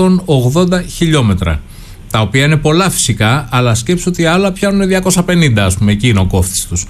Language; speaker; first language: Greek; native; Greek